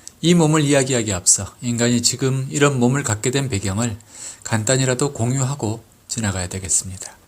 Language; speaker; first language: Korean; native; Korean